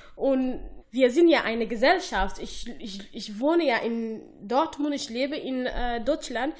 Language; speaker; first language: German; non-native, fluent; Somali